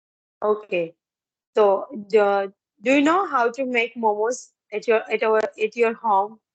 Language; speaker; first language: English; non-native, learner; Gujarati